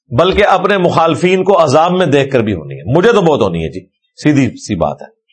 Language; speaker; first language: Urdu; non-native, local second language; Punjabi